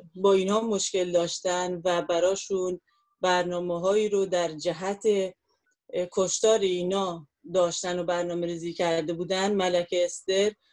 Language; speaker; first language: Persian; non-native, local second language; Kurdish